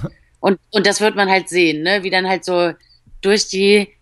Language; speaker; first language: German; early bilingual, other home language; Polish